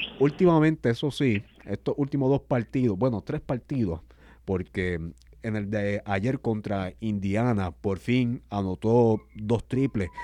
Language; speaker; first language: Spanish; native; Spanish